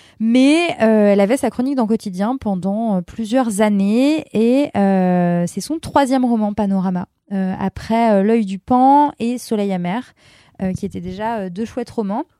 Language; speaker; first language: French; native; French